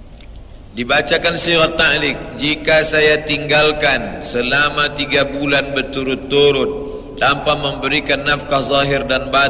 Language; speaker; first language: Indonesian; native; Indonesian